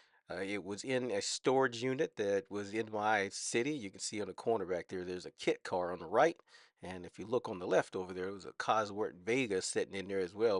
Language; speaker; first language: English; native; English